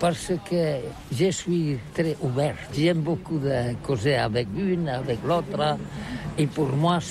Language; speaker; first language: French; non-native, learner; Catalan